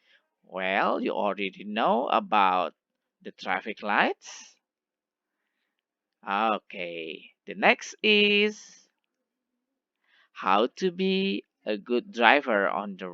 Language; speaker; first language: English; non-native, learner; Indonesian